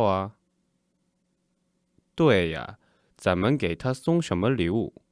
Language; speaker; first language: Chinese; non-native, fluent; Korean